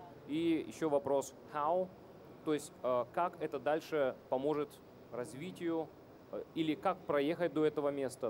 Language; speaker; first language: Russian; native; Russian